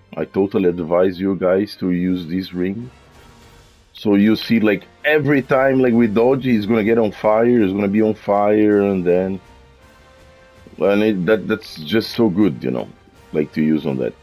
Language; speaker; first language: English; non-native, fluent; Portuguese